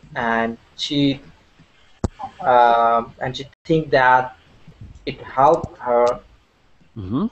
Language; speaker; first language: English; non-native, learner; Spanish